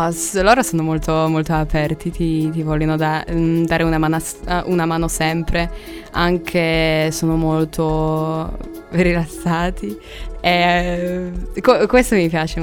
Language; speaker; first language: Italian; non-native, fluent; Polish